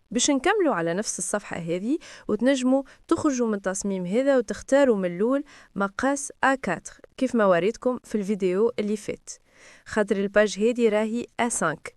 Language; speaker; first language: Arabic; native; Arabic